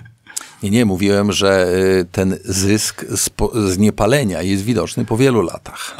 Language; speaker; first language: Polish; native; Polish